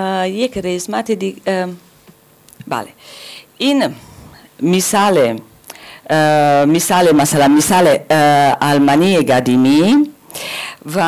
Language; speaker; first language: Persian; non-native, learner; German